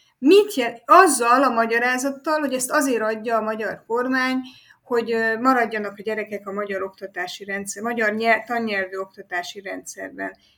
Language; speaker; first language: Hungarian; native; Hungarian